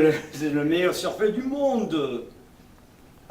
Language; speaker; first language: French; non-native, learner; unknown